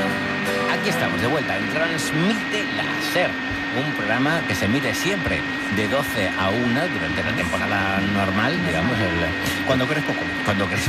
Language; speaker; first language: Spanish; native; Spanish